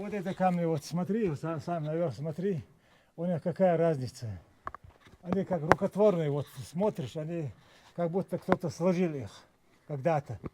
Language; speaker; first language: Russian; native; Russian